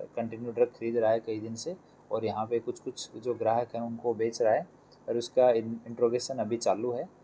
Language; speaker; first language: Hindi; non-native, local second language; Gujarati